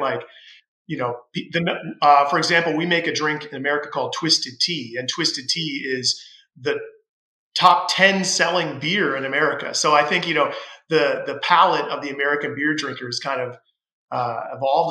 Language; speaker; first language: English; native; English